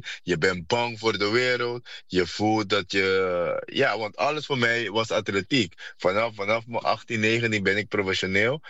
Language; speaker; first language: Dutch; non-native, fluent; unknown